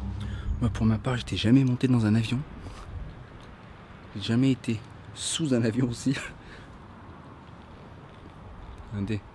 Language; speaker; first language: French; native; French